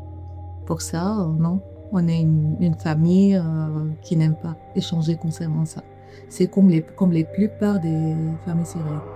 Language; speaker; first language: French; non-native, learner; Arabic